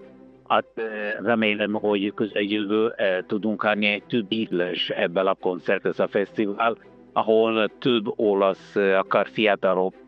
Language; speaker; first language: Hungarian; non-native, fluent; Italian